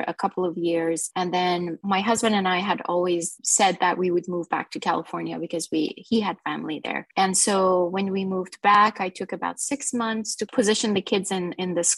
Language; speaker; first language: English; non-native, fluent; Persian